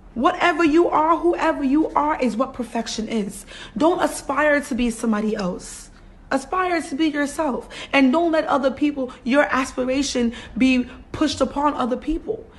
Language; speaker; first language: English; native; English